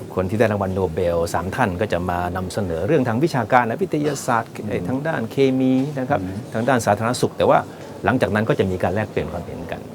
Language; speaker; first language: Thai; native; Thai